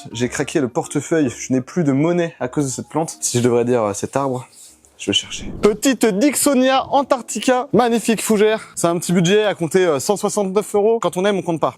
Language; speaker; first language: French; native; French